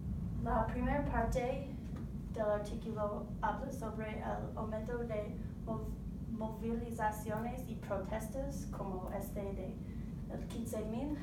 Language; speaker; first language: Spanish; non-native, learner; English